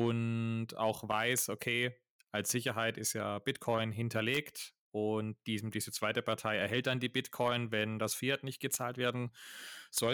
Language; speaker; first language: German; native; German